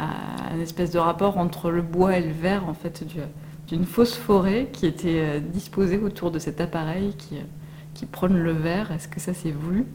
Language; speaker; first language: French; native; French